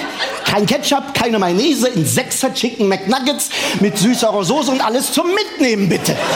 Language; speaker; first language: German; native; German